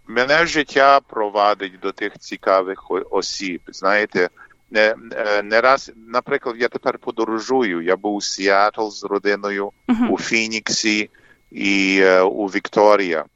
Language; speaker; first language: Ukrainian; early bilingual, heritage; English